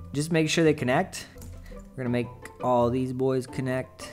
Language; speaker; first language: English; native; English